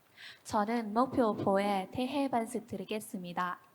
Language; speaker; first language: Korean; non-native, learner; Thai